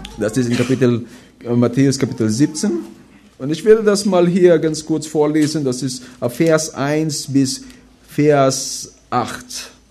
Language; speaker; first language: German; non-native, fluent; Filipino